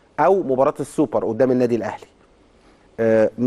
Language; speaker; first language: Arabic; native; Arabic